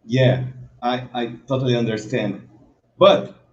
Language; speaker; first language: English; non-native, learner; Portuguese